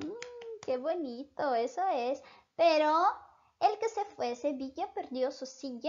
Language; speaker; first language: Spanish; non-native, fluent; Portuguese